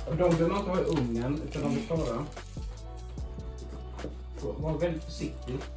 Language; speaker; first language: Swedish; non-native, learner; Thai